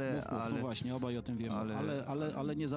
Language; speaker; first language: Polish; native; Polish